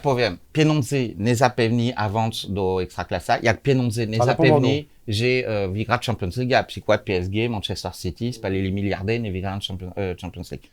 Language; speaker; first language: Polish; non-native, learner; French